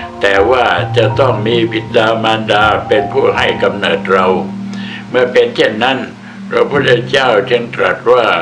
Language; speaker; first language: Thai; native; Thai